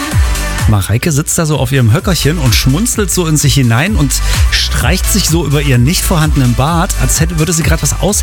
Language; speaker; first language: German; native; German